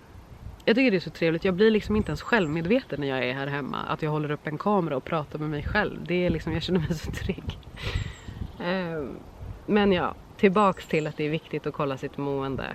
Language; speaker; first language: Swedish; native; Swedish